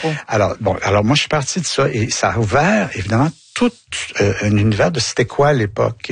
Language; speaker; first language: French; native; French